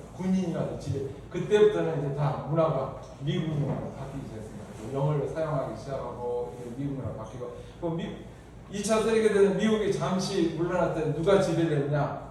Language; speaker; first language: Korean; native; Korean